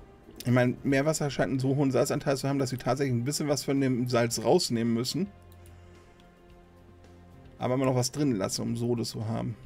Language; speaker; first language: German; native; German